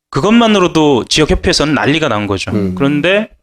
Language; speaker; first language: Korean; native; Korean